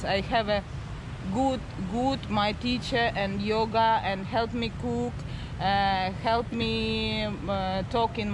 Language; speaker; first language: English; non-native, learner; Russian